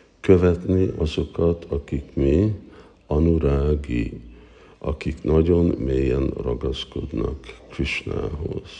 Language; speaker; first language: Hungarian; early bilingual, heritage; Hungarian